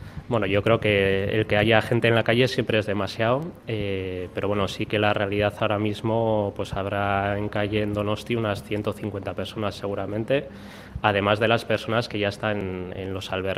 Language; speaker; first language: Spanish; native; Spanish